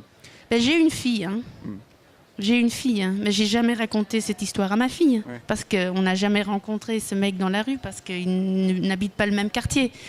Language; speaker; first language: French; non-native, local second language; Dutch